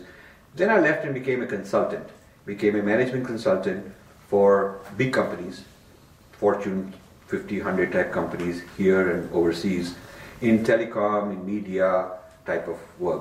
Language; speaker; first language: English; non-native, local second language; Hindi